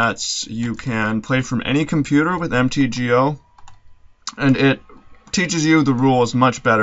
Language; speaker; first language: English; native; English